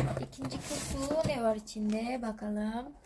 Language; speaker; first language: Turkish; non-native, learner; Indonesian